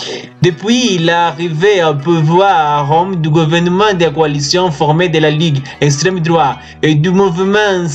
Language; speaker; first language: French; non-native, learner; Spanish